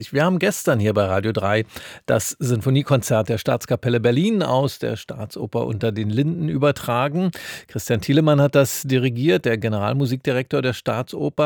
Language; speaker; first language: German; native; German